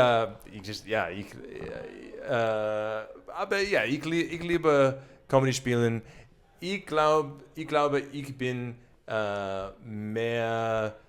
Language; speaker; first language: German; non-native, learner; English